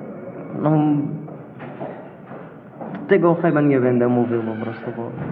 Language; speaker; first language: Polish; non-native, learner; Arabic